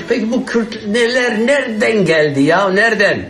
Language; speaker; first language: Turkish; non-native, local second language; Kurdish